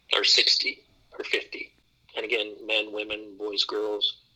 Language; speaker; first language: English; native; English